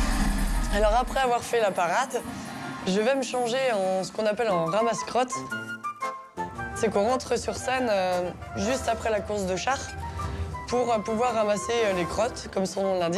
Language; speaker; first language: French; native; French